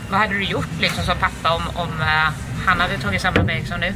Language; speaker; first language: Swedish; native; Swedish